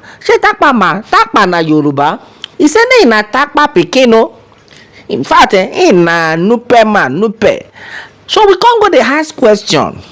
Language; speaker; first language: Nigerian Pidgin; non-native, local second language; Yoruba